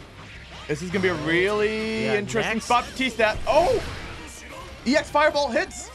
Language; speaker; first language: English; native; English